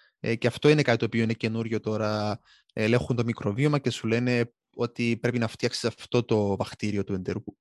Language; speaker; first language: Greek; native; Greek